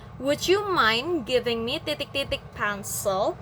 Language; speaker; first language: English; non-native, fluent; Indonesian